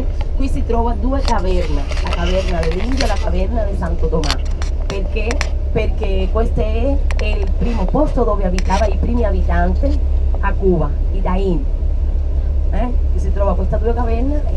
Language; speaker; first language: Italian; non-native, fluent; Spanish